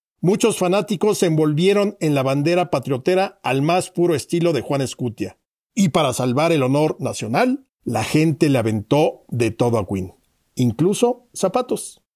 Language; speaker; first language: Spanish; native; Spanish